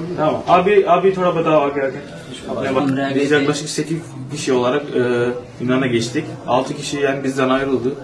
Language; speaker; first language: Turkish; non-native, learner; Urdu